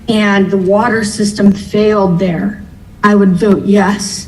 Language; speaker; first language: English; native; English